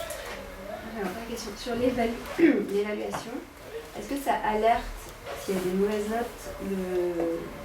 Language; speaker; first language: French; native; French